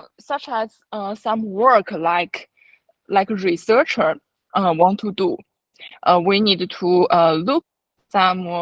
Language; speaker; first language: English; non-native, fluent; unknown